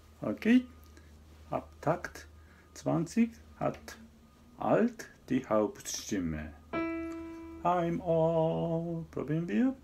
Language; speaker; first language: German; non-native, fluent; Japanese